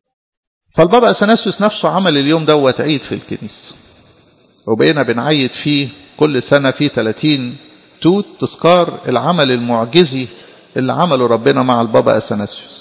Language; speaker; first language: Arabic; native; Arabic